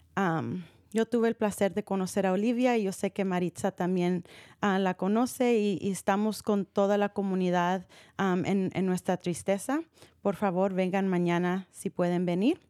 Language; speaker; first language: Spanish; early bilingual, heritage; Spanish